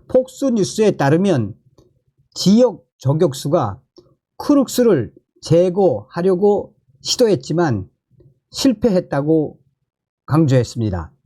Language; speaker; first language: Korean; native; Korean